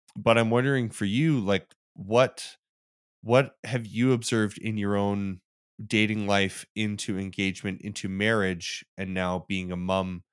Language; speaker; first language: English; native; English